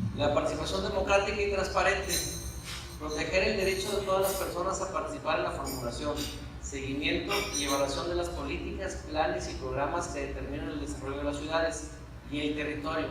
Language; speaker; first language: Spanish; native; Spanish